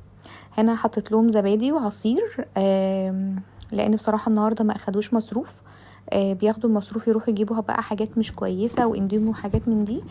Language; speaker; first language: Arabic; native; Arabic